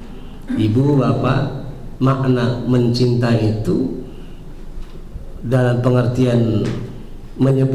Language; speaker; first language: Indonesian; native; Indonesian